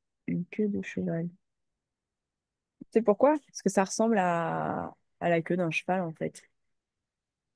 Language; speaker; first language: French; native; French